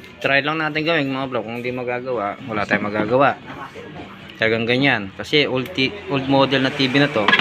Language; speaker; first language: Filipino; non-native, local second language; Pampanga